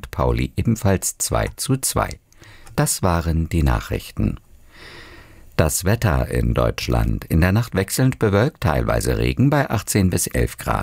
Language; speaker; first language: German; native; German